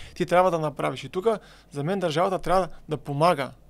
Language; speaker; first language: Bulgarian; native; Bulgarian